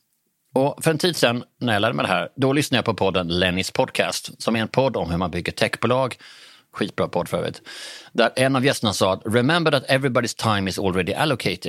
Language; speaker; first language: Swedish; native; Swedish